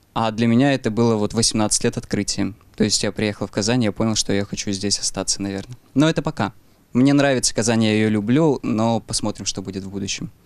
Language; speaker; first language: Russian; native; Russian